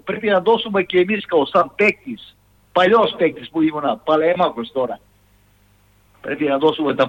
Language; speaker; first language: Greek; non-native, fluent; Serbian